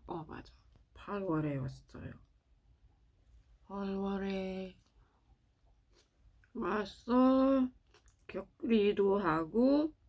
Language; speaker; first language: Korean; non-native, learner; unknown